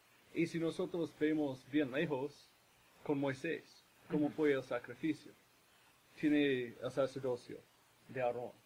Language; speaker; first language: Spanish; non-native, fluent; English